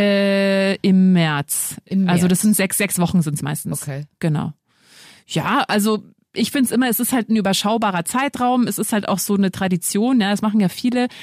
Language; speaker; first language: German; native; German